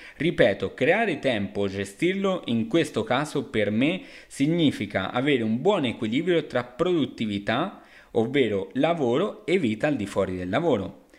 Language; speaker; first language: Italian; non-native, fluent; Spanish